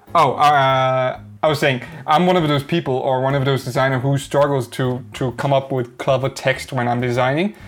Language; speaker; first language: English; non-native, fluent; Danish